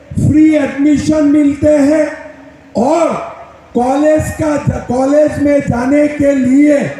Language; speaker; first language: Hindi; non-native, local second language; Assamese